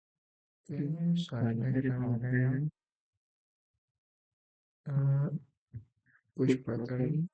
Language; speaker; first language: Indonesian; native; Indonesian